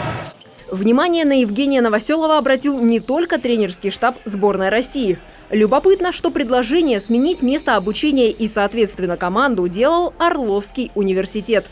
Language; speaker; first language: Russian; native; Russian